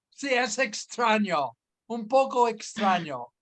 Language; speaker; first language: Spanish; non-native, fluent; English